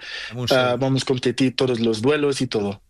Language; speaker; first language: Spanish; non-native, learner; Portuguese